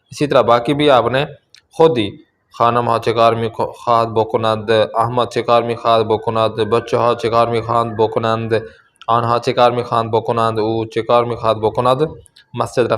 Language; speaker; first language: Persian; non-native, fluent; Urdu